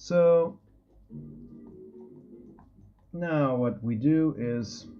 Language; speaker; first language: English; non-native, fluent; Portuguese